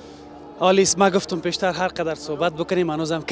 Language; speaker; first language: Persian; native; Persian